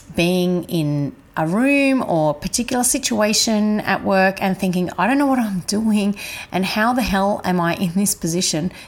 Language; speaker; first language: English; native; English